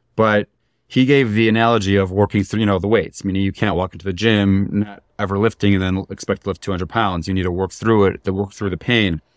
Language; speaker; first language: English; native; English